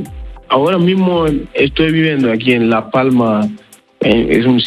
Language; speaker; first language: Spanish; non-native, learner; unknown